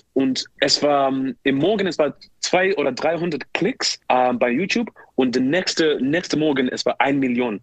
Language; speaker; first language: German; non-native, learner; English